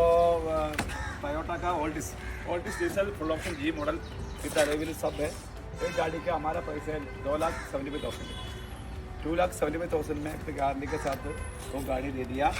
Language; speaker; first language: Hindi; non-native, local second language; Malayalam